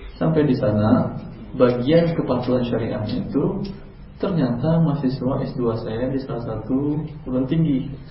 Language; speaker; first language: Indonesian; non-native, local second language; Minangkabau